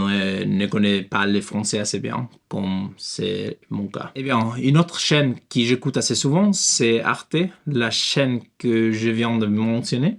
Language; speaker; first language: French; non-native, learner; Spanish